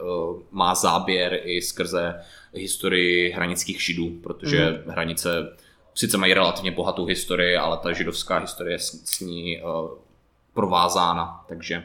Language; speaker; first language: Czech; native; Czech